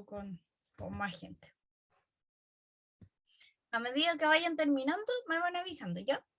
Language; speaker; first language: Spanish; native; Spanish